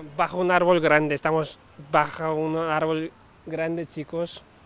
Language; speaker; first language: Spanish; non-native, fluent; Turkish